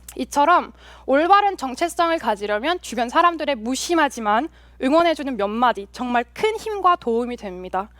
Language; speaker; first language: Korean; early bilingual, heritage; Korean